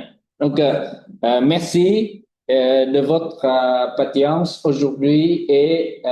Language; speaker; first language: French; non-native, fluent; Vietnamese